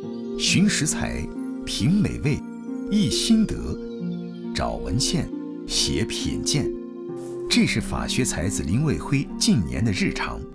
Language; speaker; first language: Chinese; native; Chinese